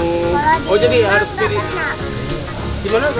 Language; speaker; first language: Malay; non-native, fluent; Japanese